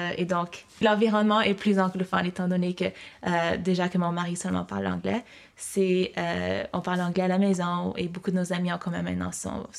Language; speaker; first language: French; early bilingual, heritage; French